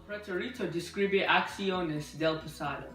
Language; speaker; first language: Spanish; non-native, learner; English